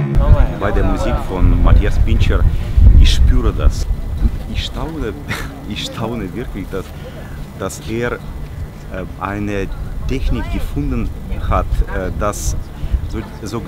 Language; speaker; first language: German; non-native, fluent; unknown